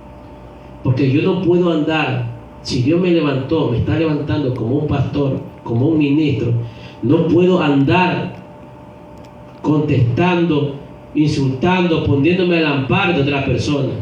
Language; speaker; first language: Spanish; native; Spanish